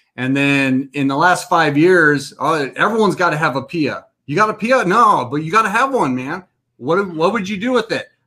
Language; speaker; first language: English; native; English